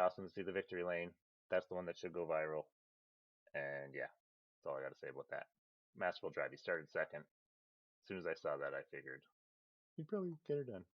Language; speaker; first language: English; native; English